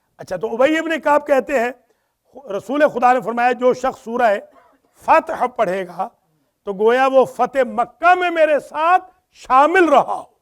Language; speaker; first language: Urdu; non-native, local second language; Punjabi